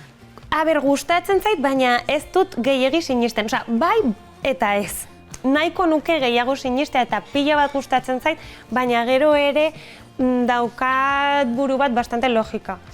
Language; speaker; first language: Basque; non-native, local second language; Spanish